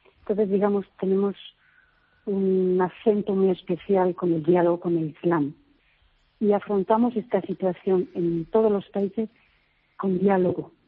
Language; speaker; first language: Spanish; native; Spanish